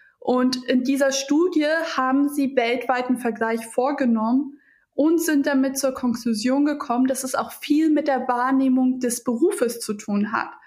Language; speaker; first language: German; early bilingual, other home language; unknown